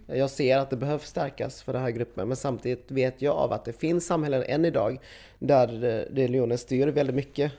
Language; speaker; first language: Swedish; early bilingual, other home language; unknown